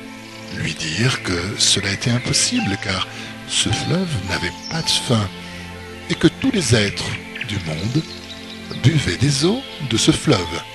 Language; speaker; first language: French; native; French